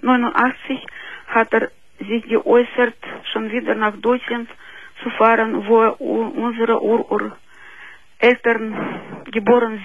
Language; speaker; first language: German; non-native, fluent; Russian